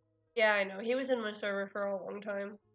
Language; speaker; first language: English; native; English